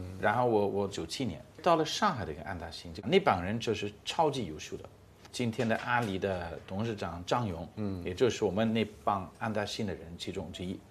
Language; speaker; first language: Chinese; non-native, fluent; English